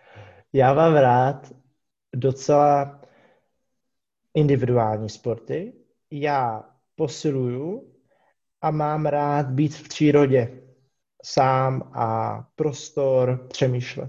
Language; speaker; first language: Czech; non-native, fluent; English